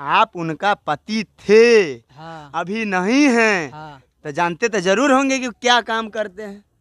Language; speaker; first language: Hindi; native; Hindi